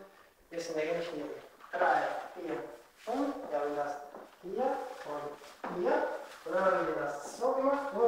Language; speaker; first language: German; non-native, fluent; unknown